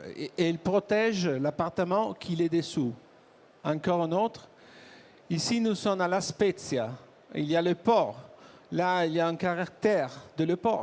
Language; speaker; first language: French; non-native, learner; Italian